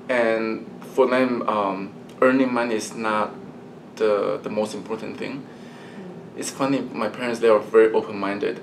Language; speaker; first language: English; early bilingual, other home language; Chinese